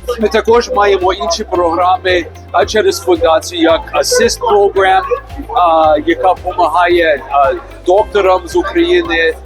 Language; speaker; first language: Ukrainian; early bilingual, heritage; Ukrainian